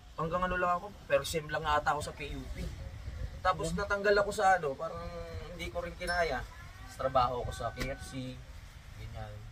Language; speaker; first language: Filipino; non-native, local second language; Hiligaynon